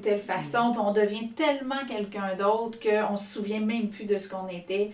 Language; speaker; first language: French; native; French